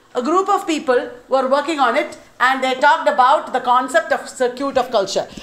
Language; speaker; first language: English; non-native, local second language; Malayalam